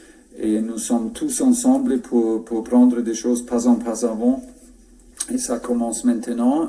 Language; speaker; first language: French; non-native, fluent; German